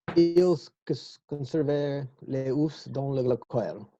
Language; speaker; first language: French; non-native, learner; English